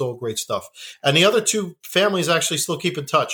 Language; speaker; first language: English; native; English